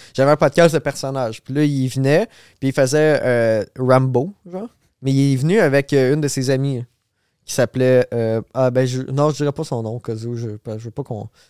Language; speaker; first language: French; native; French